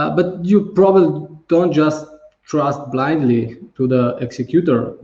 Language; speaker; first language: English; non-native, fluent; Slovenian